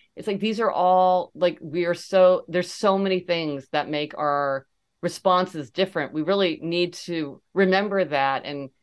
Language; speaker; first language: English; native; English